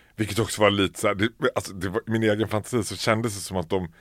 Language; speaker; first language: Swedish; native; Swedish